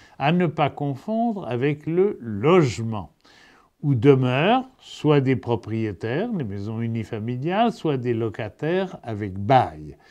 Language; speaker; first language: French; native; French